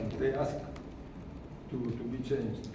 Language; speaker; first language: English; non-native, fluent; Romanian